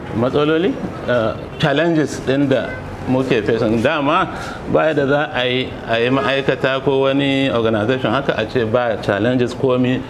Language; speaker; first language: Hausa; native; Hausa